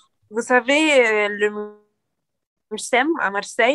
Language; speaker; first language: French; non-native, learner; Arabic